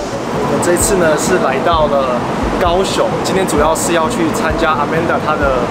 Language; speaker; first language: Chinese; native; Chinese